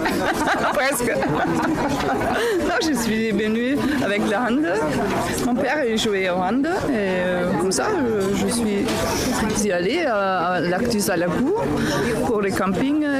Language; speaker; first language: French; non-native, fluent; German